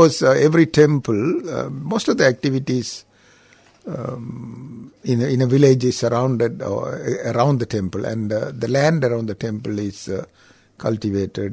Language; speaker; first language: English; non-native, local second language; Tamil